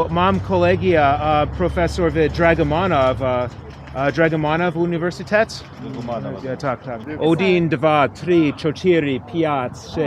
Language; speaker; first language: Polish; non-native, learner; English